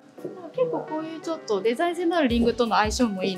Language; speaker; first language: Japanese; native; Japanese